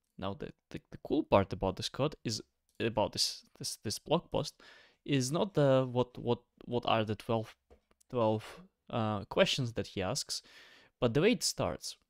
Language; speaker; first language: English; non-native, fluent; Ukrainian